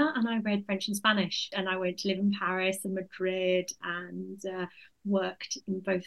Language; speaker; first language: English; native; English